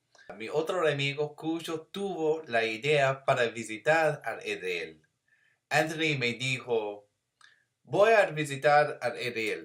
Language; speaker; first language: Spanish; non-native, learner; English